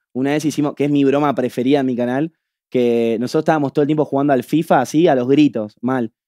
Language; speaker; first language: Spanish; native; Spanish